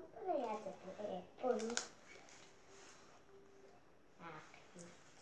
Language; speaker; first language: Korean; native; Korean